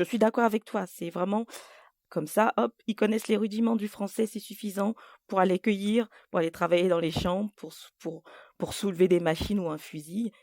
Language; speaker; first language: French; native; French